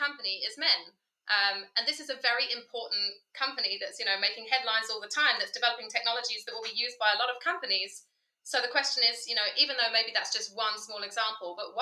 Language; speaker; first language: English; native; English